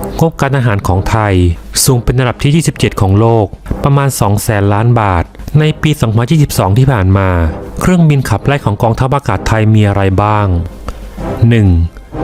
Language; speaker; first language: Thai; native; Thai